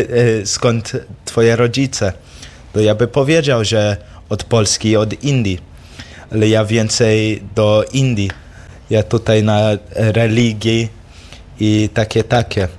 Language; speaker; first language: Polish; early bilingual, heritage; English